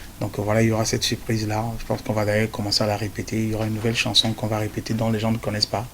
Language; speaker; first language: French; non-native, local second language; Duala